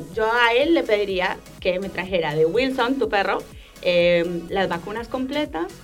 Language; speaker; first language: Spanish; native; Spanish